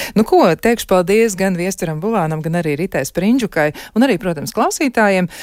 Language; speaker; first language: Latvian; native; Latvian